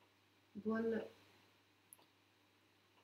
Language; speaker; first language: French; non-native, fluent; Russian